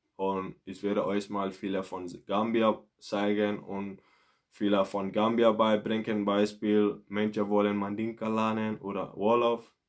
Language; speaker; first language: German; non-native, learner; Mandingo